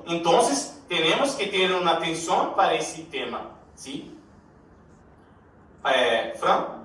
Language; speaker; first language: Spanish; non-native, learner; Portuguese